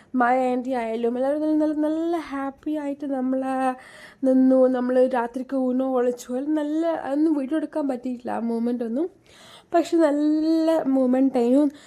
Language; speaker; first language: Malayalam; early bilingual, heritage; Malayalam